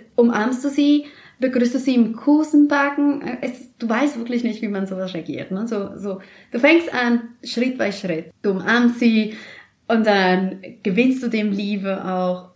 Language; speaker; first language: German; non-native, fluent; Spanish